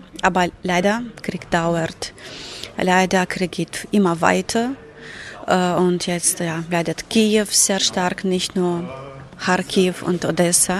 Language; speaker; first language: German; non-native, fluent; Ukrainian